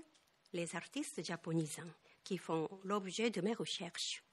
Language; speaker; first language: French; non-native, fluent; Japanese